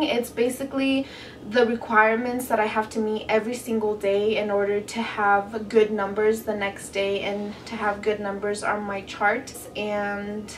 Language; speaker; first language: English; native; English